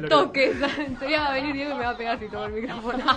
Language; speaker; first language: Spanish; native; Spanish